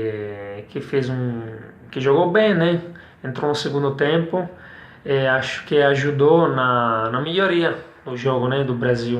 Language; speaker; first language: Portuguese; non-native, fluent; Italian